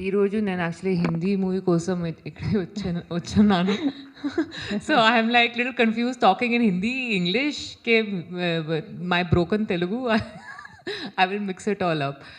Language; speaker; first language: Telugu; non-native, learner; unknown